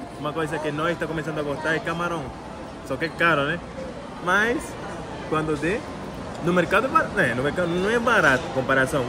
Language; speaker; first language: Portuguese; non-native, fluent; Spanish